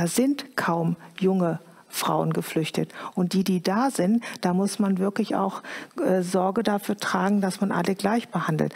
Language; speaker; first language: German; native; German